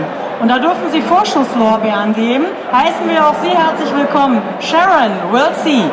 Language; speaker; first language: German; native; German